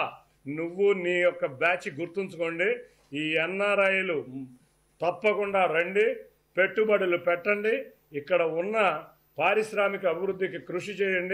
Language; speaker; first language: Telugu; native; Telugu